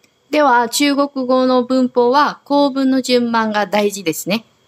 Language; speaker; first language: Japanese; non-native, fluent; Korean